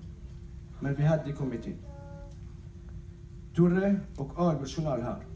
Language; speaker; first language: Swedish; non-native, learner; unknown